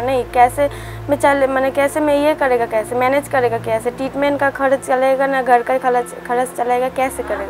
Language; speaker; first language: Hindi; non-native, local second language; Bangla